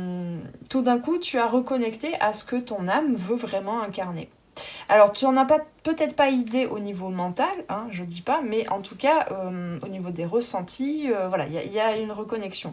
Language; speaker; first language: French; native; French